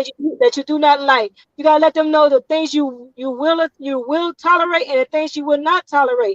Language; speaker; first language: English; native; English